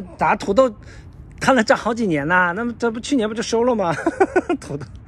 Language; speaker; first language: Chinese; native; Chinese